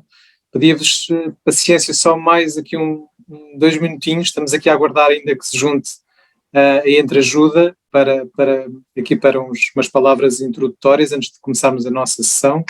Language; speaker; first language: Portuguese; native; Portuguese